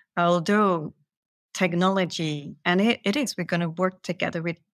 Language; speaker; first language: English; non-native, fluent; Dutch